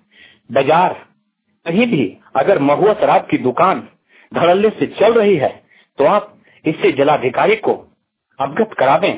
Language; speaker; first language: Hindi; native; Hindi